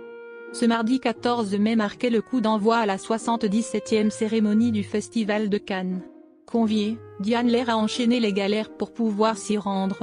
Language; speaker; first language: French; native; French